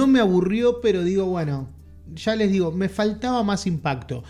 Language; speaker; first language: Spanish; native; Spanish